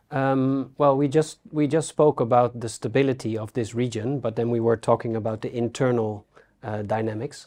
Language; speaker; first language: English; non-native, fluent; Dutch